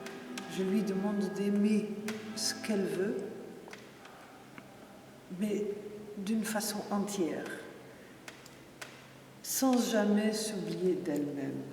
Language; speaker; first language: French; non-native, fluent; Portuguese